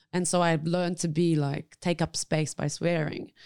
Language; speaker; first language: English; non-native, fluent; Arabic